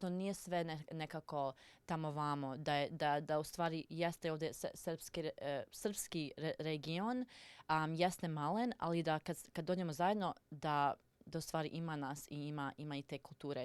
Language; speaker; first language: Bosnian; early bilingual, heritage; Serbian